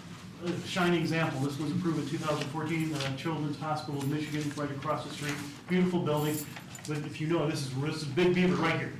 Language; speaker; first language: English; native; English